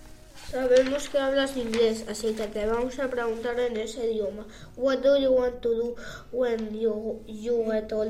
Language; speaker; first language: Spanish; early bilingual, other home language; Arabic